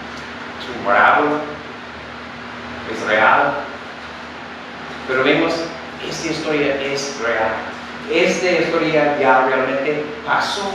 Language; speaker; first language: Spanish; non-native, fluent; English